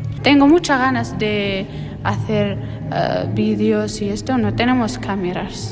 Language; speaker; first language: Spanish; non-native, learner; Arabic